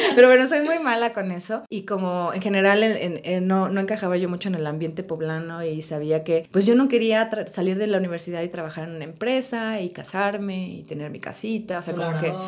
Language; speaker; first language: Spanish; native; Spanish